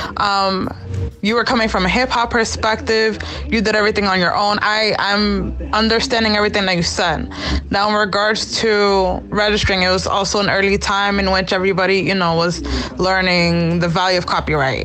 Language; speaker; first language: English; early bilingual, other home language; Spanish